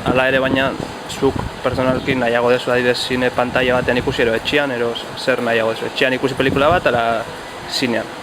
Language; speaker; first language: Basque; native; Basque